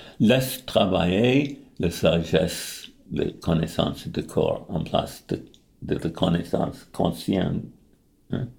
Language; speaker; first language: French; non-native, fluent; English